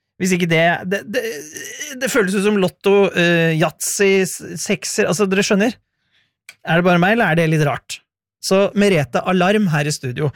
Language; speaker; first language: Norwegian; native; Norwegian